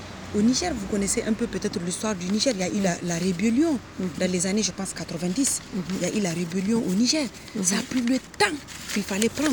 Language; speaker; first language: French; non-native, local second language; Hausa